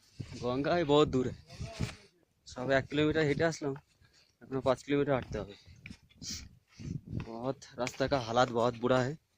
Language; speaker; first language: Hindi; non-native, local second language; Bangla